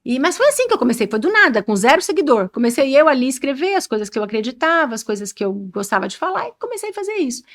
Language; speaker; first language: Portuguese; native; Portuguese